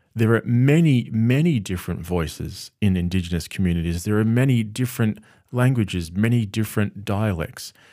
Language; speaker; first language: English; native; English